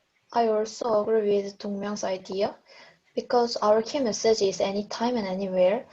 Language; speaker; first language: English; non-native, learner; Korean